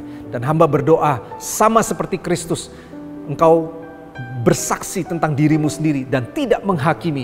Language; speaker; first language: Indonesian; native; Indonesian